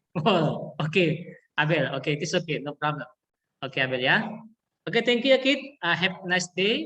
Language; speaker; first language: English; non-native, learner; Indonesian